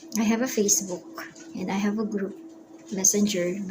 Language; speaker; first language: English; non-native, local second language; Filipino